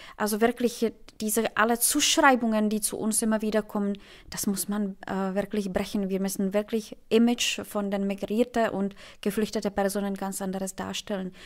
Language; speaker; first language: German; non-native, fluent; Czech